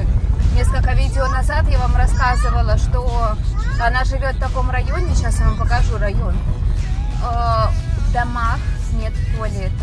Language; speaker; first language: Russian; native; Russian